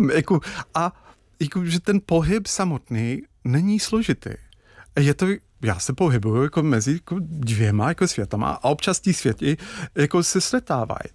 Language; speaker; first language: Czech; non-native, fluent; English